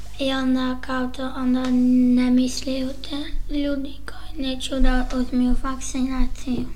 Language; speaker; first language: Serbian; early bilingual, heritage; Serbian